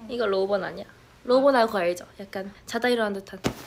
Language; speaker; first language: Korean; native; Korean